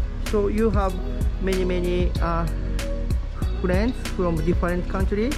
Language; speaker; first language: English; non-native, learner; Japanese